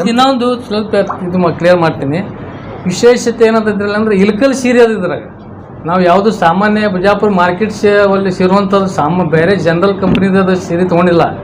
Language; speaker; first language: Kannada; native; Kannada